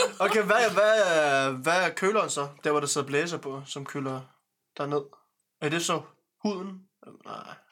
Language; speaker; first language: Danish; early bilingual, other home language; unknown